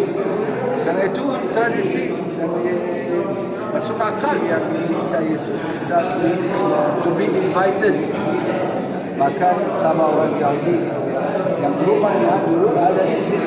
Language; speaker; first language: Indonesian; non-native, learner; Hebrew